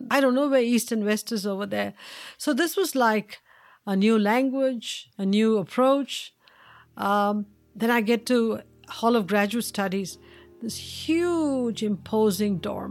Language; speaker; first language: English; non-native, local second language; Tamil